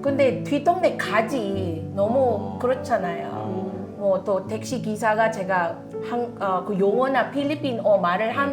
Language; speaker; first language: Korean; non-native, fluent; Filipino